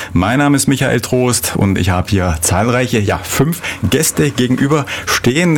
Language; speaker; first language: German; native; German